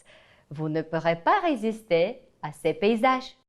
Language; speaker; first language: French; non-native, fluent; Ukrainian